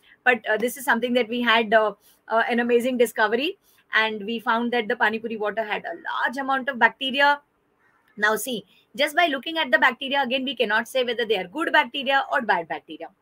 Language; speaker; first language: English; non-native, local second language; Hindi